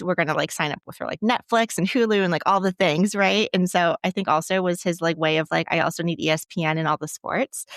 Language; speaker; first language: English; native; English